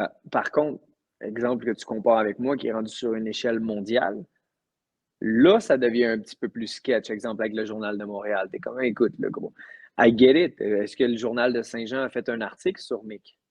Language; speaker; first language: French; native; French